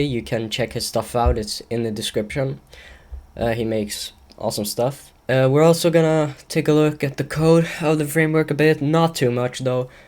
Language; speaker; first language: English; native; English